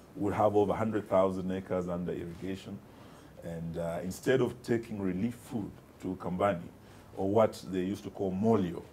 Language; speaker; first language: English; non-native, local second language; Luyia